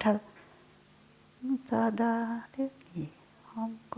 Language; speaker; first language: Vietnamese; non-native, fluent; English